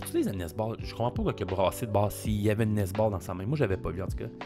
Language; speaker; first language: French; native; French